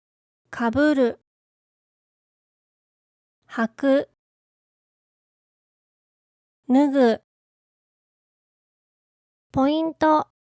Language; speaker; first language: Japanese; native; Japanese